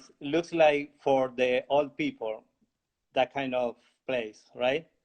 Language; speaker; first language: English; non-native, learner; Spanish